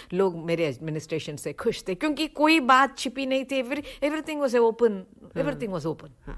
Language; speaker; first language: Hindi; non-native, local second language; Tamil